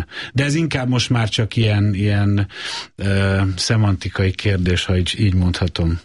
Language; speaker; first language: Hungarian; native; Hungarian